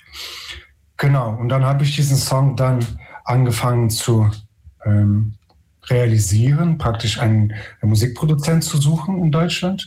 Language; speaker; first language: German; non-native, fluent; Ukrainian